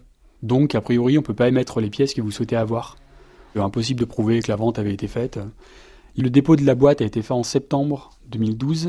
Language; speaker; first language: French; native; French